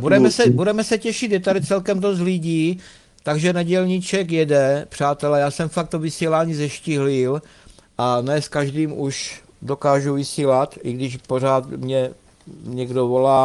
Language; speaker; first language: Czech; native; Czech